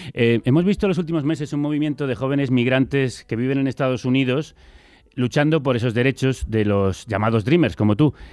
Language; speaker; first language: Spanish; native; Spanish